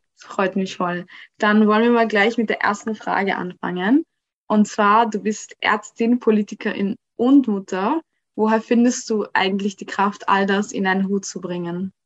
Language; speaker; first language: German; early bilingual, other home language; Somali